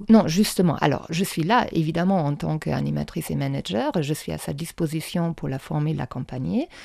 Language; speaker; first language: French; non-native, fluent; German